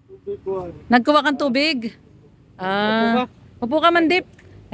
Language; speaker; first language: Filipino; native; Filipino